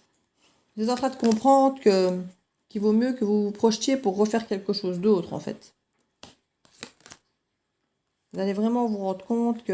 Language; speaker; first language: French; native; French